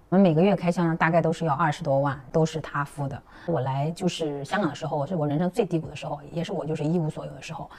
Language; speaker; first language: Chinese; native; Chinese